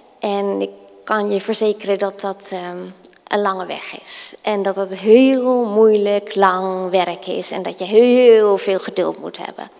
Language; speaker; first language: Dutch; native; Dutch